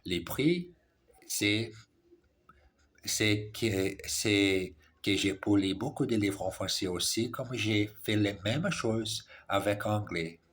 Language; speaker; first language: French; non-native, learner; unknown